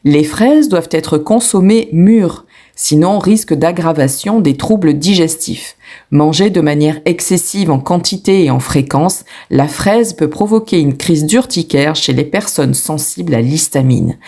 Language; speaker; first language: French; native; French